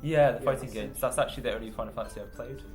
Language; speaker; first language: English; native; English